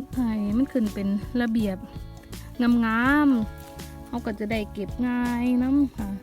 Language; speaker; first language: Thai; non-native, local second language; Northeastern Thai